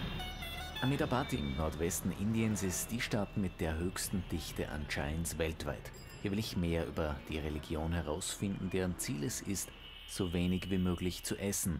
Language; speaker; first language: German; native; German